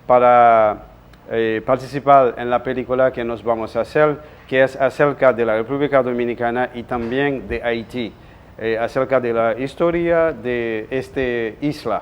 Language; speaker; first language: Spanish; non-native, local second language; Haitian Creole